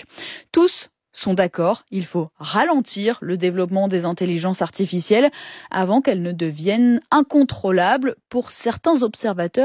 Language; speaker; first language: French; native; French